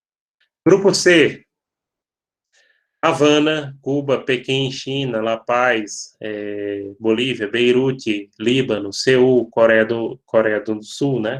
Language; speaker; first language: Portuguese; native; Portuguese